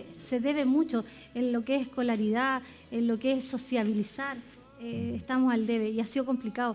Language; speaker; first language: Spanish; native; Spanish